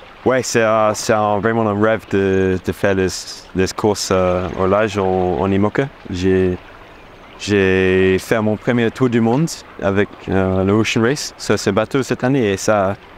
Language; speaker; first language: French; non-native, fluent; English